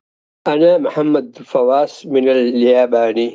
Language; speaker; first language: Arabic; non-native, learner; Tamil